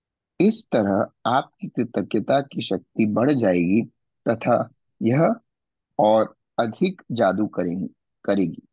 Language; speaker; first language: Hindi; non-native, local second language; Bangla